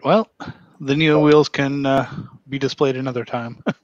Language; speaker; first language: English; native; English